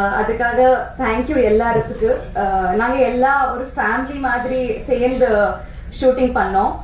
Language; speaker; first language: Tamil; non-native, learner; Telugu